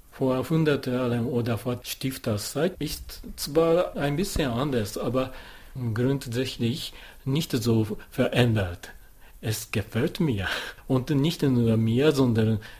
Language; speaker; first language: German; non-native, fluent; Japanese